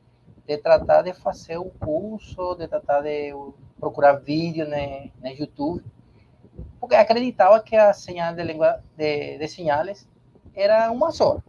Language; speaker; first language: Portuguese; non-native, learner; Spanish